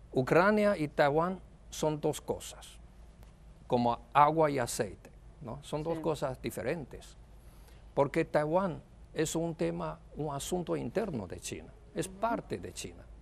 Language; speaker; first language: Spanish; non-native, fluent; Chinese